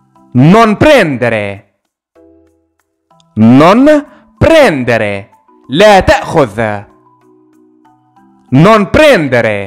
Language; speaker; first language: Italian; non-native, fluent; Arabic